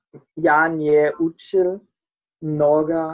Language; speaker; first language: Russian; non-native, learner; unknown